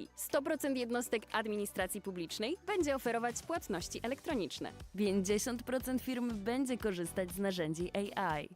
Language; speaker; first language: Polish; native; Polish